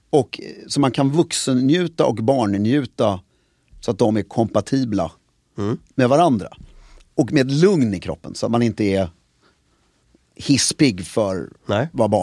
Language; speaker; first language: Swedish; native; Swedish